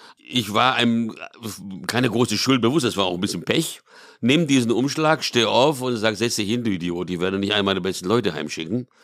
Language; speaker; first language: German; early bilingual, other home language; Hungarian